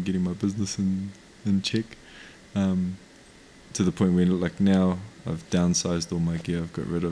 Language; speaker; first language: English; non-native, local second language; Māori